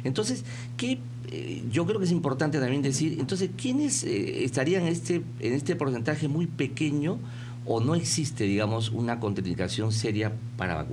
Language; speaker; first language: Spanish; native; Spanish